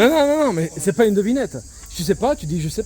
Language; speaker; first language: French; native; French